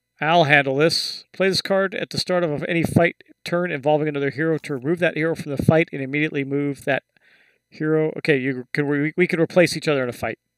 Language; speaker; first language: English; native; English